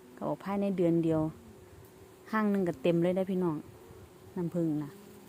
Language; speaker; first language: Thai; native; Thai